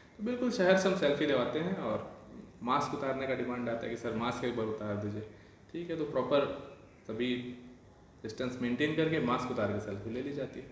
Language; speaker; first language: Hindi; non-native, local second language; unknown